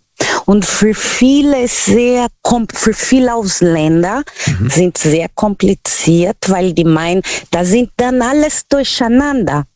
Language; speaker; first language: German; non-native, learner; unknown